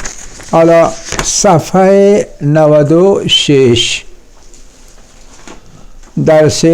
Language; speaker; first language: Persian; non-native, fluent; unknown